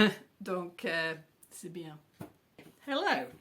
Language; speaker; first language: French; non-native, learner; English